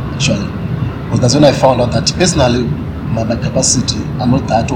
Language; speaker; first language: English; non-native, local second language; Shona